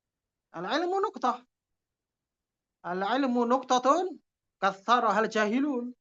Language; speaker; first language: Arabic; non-native, fluent; Indonesian